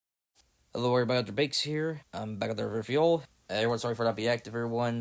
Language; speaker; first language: English; native; English